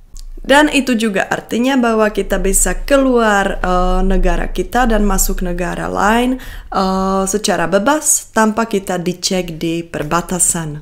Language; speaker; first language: Indonesian; non-native, fluent; Czech